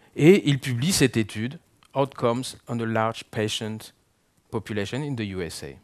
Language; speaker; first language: French; native; French